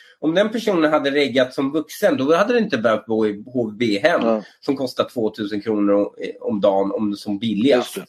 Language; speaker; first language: Swedish; early bilingual, other home language; Persian